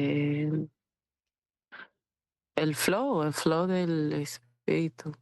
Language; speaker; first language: Spanish; non-native, fluent; English